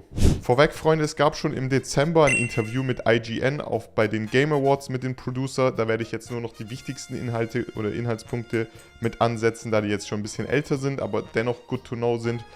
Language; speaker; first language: German; native; German